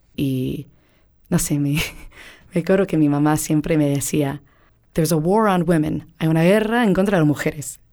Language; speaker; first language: Spanish; non-native, fluent; English